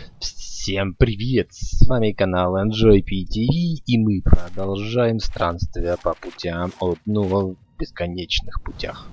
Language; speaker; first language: Russian; native; Russian